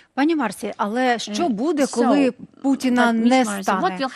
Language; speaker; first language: Ukrainian; native; Ukrainian